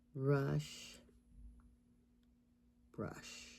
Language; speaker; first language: English; native; English